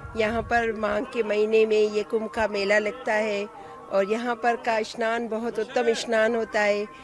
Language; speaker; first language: Urdu; non-native, local second language; Sindhi